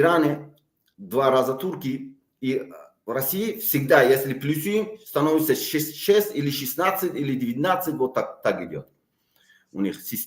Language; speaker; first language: Russian; non-native, local second language; Tajik